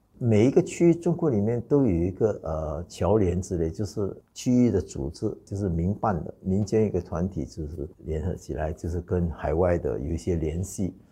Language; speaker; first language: Chinese; non-native, local second language; Wu Chinese